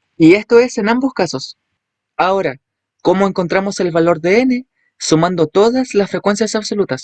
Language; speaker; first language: Spanish; native; Spanish